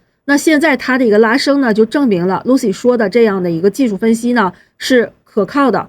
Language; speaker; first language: Chinese; native; Chinese